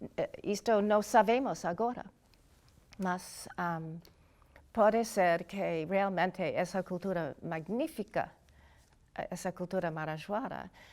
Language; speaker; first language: Portuguese; non-native, learner; English